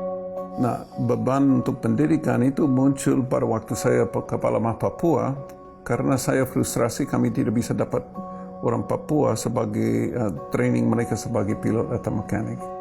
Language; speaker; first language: Indonesian; non-native, fluent; English